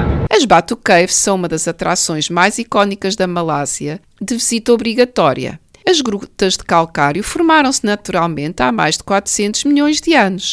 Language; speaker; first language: Portuguese; native; Portuguese